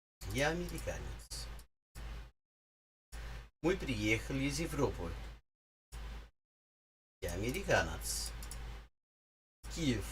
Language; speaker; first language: Russian; non-native, learner; English